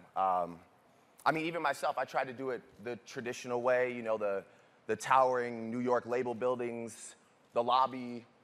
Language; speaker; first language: English; native; English